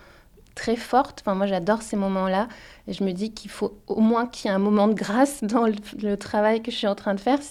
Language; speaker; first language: French; native; French